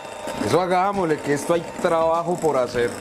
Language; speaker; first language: Spanish; native; Spanish